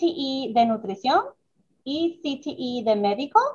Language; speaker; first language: Spanish; early bilingual, other home language; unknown